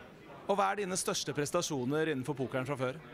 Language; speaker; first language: Norwegian; native; Norwegian